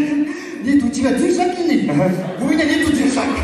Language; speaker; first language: Russian; non-native, local second language; Kazakh